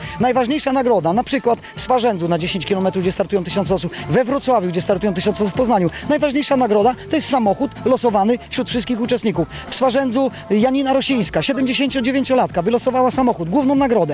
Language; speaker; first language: Polish; native; Polish